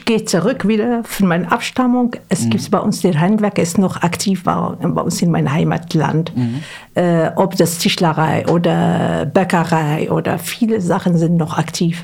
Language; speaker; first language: German; non-native, fluent; Arabic